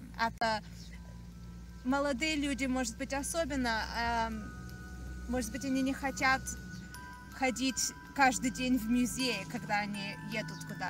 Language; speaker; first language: Russian; early bilingual, heritage; Russian